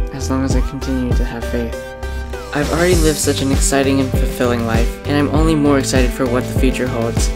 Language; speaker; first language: English; native; English